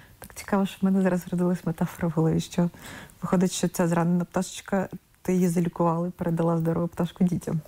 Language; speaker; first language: Ukrainian; non-native, local second language; Russian